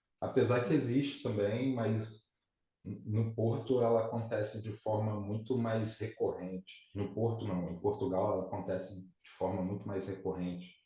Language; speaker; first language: Portuguese; native; Portuguese